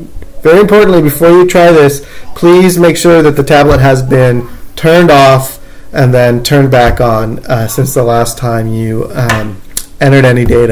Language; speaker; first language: English; native; English